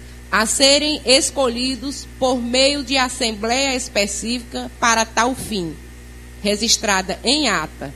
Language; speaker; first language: Portuguese; native; Portuguese